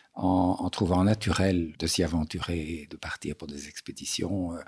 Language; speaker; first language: French; native; French